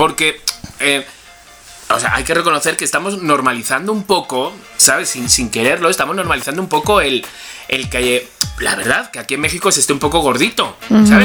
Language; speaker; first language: Spanish; native; Spanish